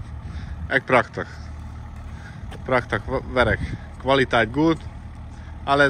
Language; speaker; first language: Dutch; non-native, learner; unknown